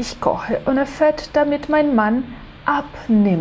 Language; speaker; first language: German; non-native, fluent; Portuguese